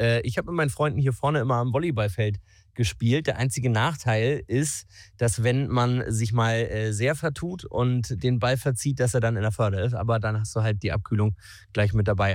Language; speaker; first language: German; native; German